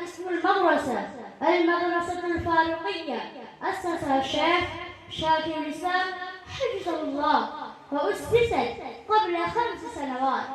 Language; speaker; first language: Arabic; non-native, learner; Urdu